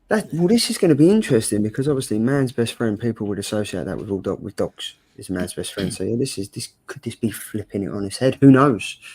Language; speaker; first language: English; native; English